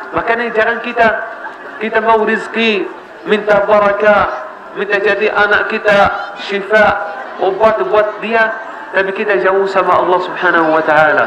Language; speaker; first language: Indonesian; non-native, learner; Arabic